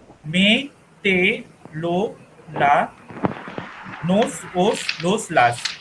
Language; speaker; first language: Spanish; non-native, fluent; Hindi